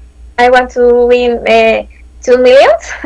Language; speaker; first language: English; non-native, learner; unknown